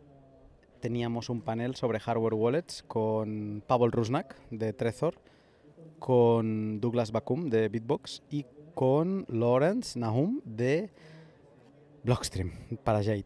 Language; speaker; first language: Spanish; native; Spanish